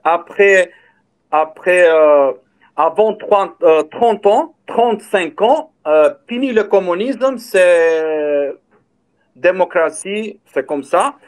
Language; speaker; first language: French; non-native, learner; Albanian